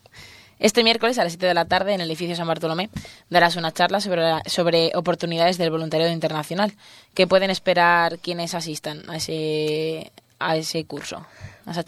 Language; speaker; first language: Spanish; native; Spanish